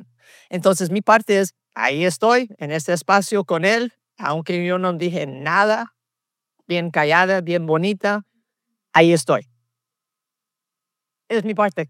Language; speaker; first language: Spanish; early bilingual, heritage; Spanish